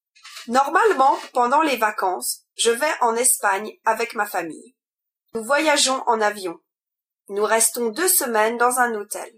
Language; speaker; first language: French; non-native, learner; English